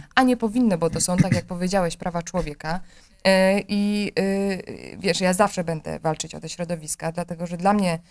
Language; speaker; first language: Polish; native; Polish